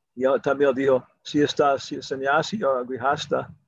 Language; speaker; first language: Spanish; non-native, fluent; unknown